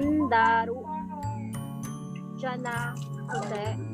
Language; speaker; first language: Japanese; non-native, learner; Filipino